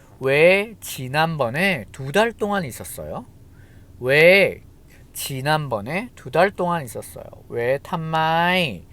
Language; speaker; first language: Korean; non-native, fluent; Thai